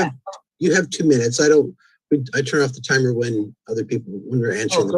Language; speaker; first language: English; native; English